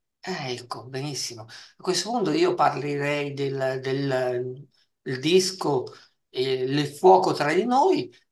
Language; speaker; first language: Italian; native; Italian